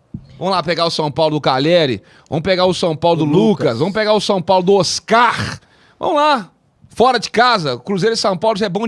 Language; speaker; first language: Portuguese; native; Portuguese